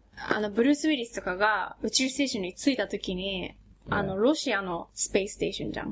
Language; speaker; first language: Japanese; native; Japanese